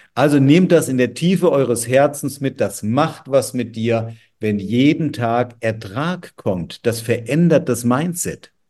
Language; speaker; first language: German; native; German